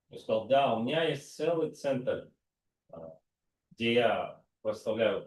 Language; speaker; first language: Russian; native; Russian